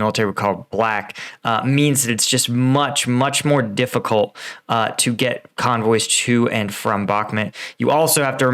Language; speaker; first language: English; native; English